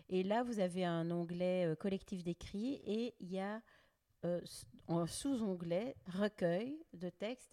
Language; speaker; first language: French; native; French